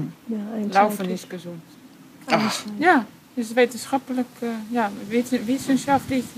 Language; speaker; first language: German; non-native, fluent; Dutch